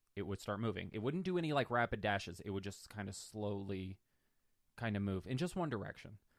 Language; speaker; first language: English; native; English